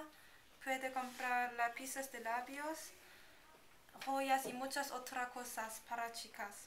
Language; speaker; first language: Spanish; non-native, learner; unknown